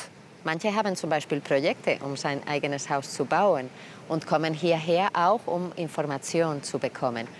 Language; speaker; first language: German; non-native, fluent; Spanish